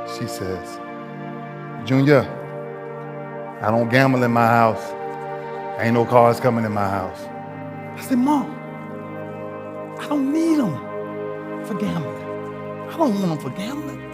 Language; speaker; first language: English; native; English